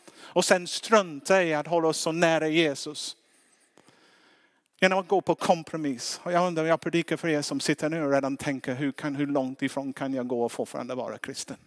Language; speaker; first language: Swedish; non-native, fluent; English